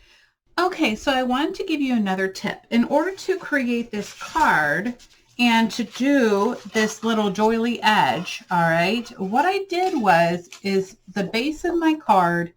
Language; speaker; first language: English; native; English